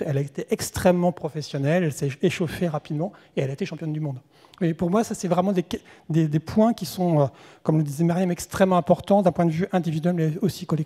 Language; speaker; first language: French; native; French